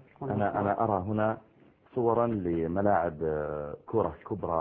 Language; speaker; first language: Arabic; native; Arabic